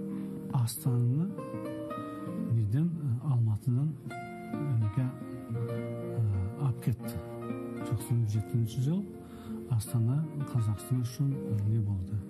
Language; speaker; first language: Kazakh; non-native, learner; Tajik